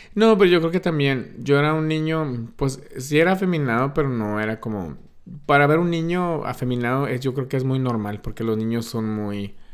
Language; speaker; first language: Spanish; early bilingual, heritage; Spanish